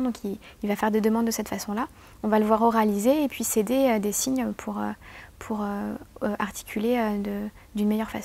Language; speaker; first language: French; native; French